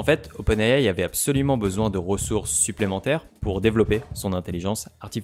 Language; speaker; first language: French; native; French